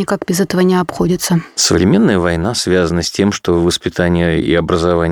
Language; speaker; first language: Russian; native; Russian